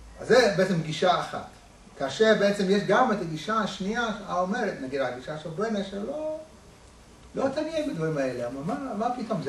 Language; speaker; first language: Hebrew; non-native, fluent; English